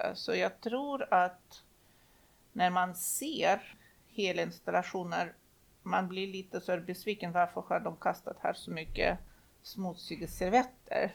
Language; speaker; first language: Swedish; non-native, fluent; Russian